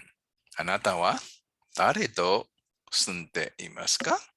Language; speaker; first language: Japanese; non-native, fluent; English